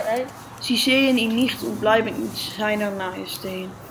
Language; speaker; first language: German; non-native, learner; Dutch